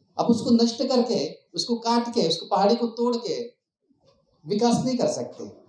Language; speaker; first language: Hindi; non-native, local second language; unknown